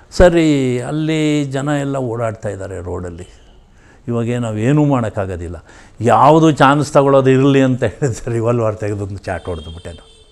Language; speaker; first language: Kannada; native; Kannada